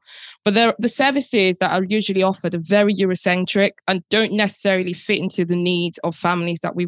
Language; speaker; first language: English; non-native, local second language; Yoruba